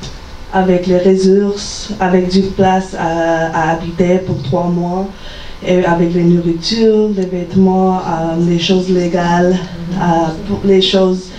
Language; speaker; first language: French; non-native, learner; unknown